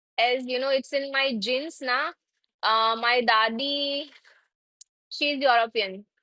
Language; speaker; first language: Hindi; non-native, local second language; Gujarati